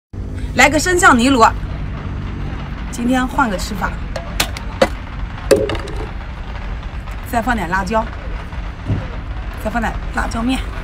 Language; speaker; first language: Chinese; native; Chinese